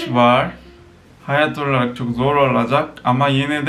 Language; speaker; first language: Turkish; non-native, fluent; Korean